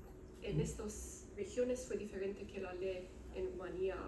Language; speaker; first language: Spanish; non-native, learner; Romanian